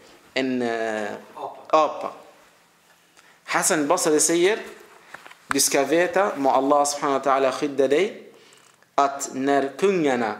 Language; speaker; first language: Swedish; early bilingual, other home language; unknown